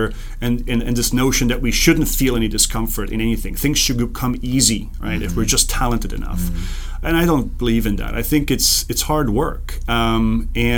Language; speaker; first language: English; non-native, fluent; Serbian